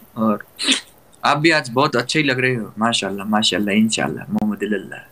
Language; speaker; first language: Hindi; non-native, learner; Nepali